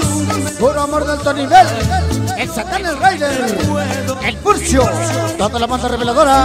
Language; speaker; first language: Spanish; native; Spanish